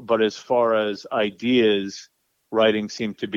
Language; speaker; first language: English; native; English